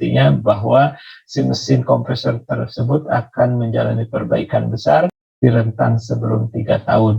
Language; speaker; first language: Indonesian; native; Indonesian